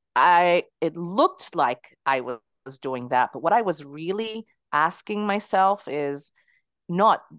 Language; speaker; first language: English; early bilingual, other home language; Spanish